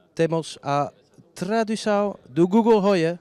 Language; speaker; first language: Portuguese; non-native, learner; Dutch